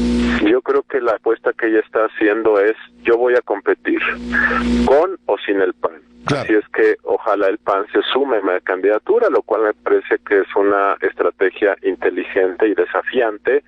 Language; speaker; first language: Spanish; native; Spanish